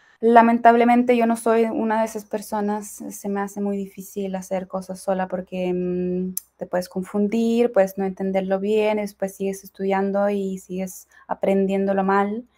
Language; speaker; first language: Spanish; non-native, fluent; Ukrainian